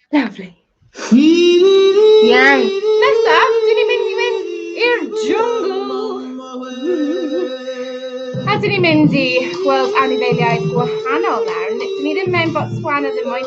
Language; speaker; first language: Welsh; non-native, learner; English